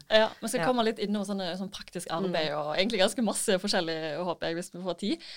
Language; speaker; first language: Norwegian; native; Norwegian